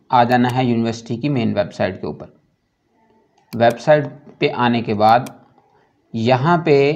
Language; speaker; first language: Urdu; non-native, local second language; Punjabi